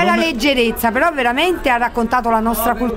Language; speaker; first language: Italian; native; Italian